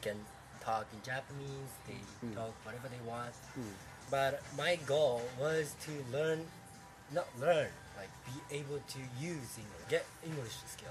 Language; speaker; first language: English; non-native, fluent; Japanese